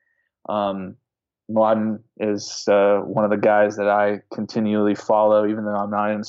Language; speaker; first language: English; native; English